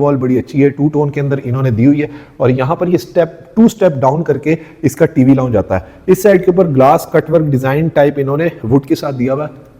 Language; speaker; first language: Urdu; native; Urdu